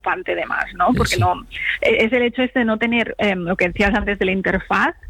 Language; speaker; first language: Spanish; native; Spanish